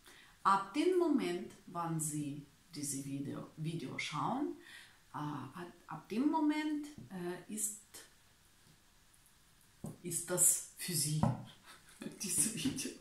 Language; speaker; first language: German; non-native, learner; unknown